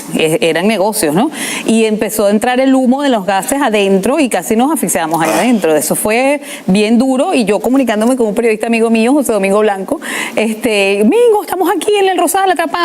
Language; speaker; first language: Spanish; native; Spanish